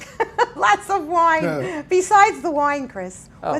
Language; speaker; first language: English; native; English